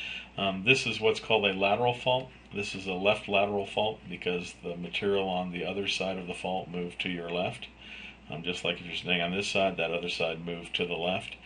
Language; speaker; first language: English; native; English